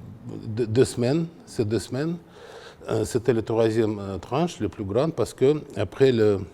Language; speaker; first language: French; non-native, fluent; Russian